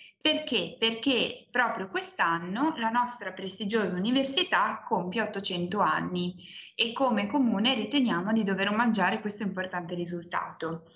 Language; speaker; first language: Italian; native; Italian